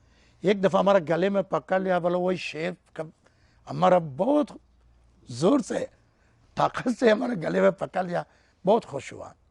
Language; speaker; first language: Hindi; non-native, learner; Persian